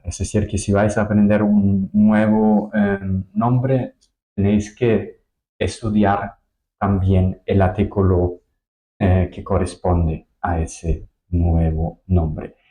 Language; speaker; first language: Spanish; non-native, fluent; German